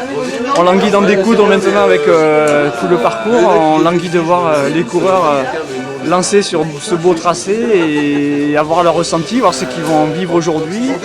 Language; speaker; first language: French; native; French